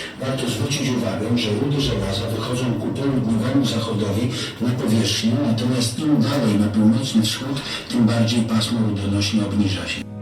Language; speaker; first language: Polish; native; Polish